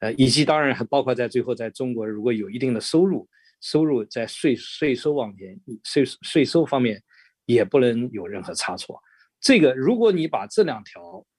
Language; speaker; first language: Chinese; native; Chinese